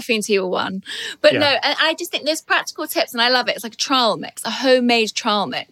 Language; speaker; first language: English; native; English